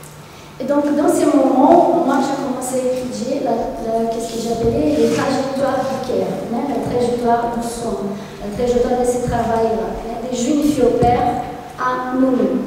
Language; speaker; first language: French; non-native, fluent; Portuguese